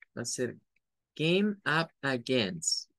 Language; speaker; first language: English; non-native, fluent; Spanish